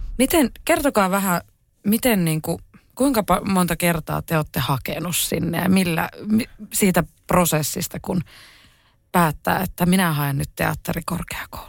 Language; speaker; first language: Finnish; native; Finnish